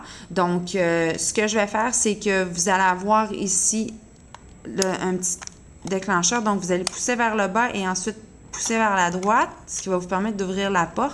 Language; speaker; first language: French; native; French